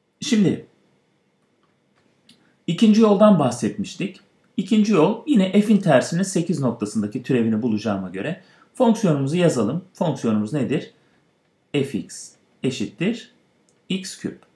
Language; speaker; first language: Turkish; native; Turkish